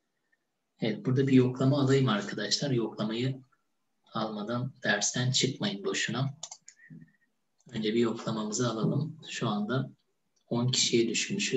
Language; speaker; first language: Turkish; native; Turkish